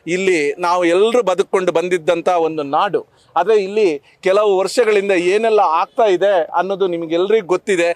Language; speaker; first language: Kannada; non-native, local second language; Tulu